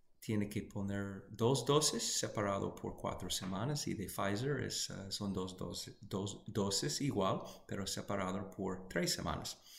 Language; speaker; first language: Spanish; non-native, fluent; English